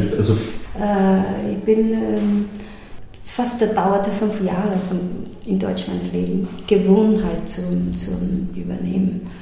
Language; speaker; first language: German; non-native, learner; Chinese